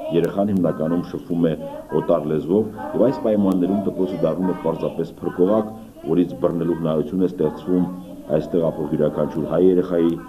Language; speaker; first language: Armenian; native; Armenian